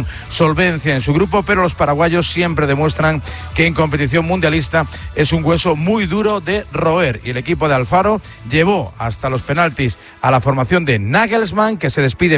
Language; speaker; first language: Spanish; native; Spanish